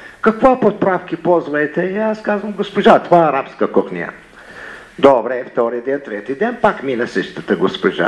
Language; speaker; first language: Bulgarian; non-native, learner; Arabic